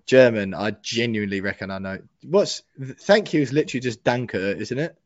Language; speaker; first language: English; native; English